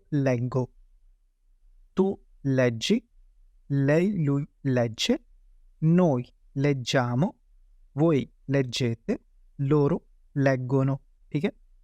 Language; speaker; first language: Italian; non-native, fluent; Urdu